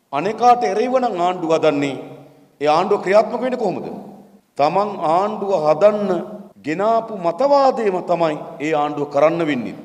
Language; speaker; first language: Sinhala; native; Sinhala